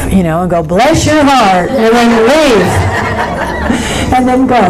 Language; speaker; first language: English; native; English